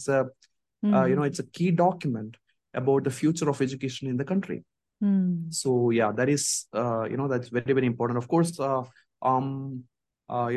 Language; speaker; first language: English; non-native, local second language; Malayalam